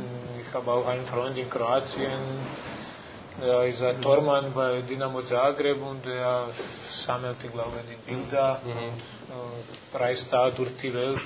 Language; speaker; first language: German; non-native, fluent; Croatian